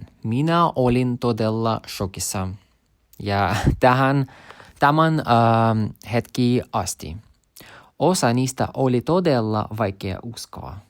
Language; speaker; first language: Finnish; non-native, learner; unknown